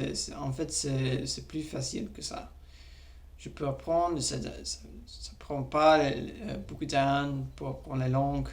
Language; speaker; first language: French; non-native, learner; English